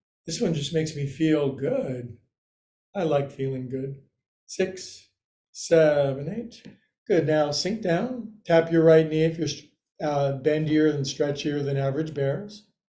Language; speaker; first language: English; native; English